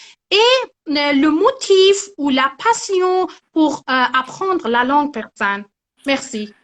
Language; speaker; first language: French; non-native, learner; Persian